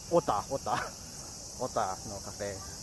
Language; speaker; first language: Japanese; non-native, learner; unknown